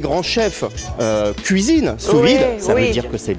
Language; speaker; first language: French; native; French